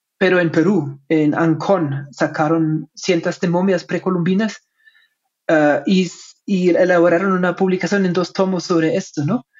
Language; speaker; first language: Spanish; non-native, fluent; German